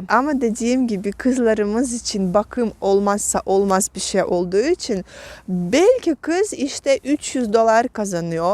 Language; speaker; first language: Turkish; non-native, fluent; Russian